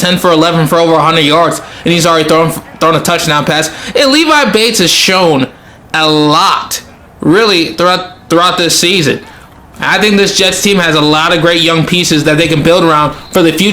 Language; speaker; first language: English; native; English